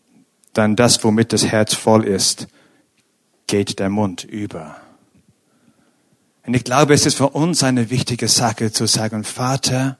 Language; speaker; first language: German; non-native, fluent; English